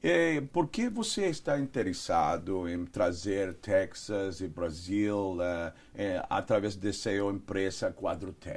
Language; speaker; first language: Portuguese; non-native, learner; Spanish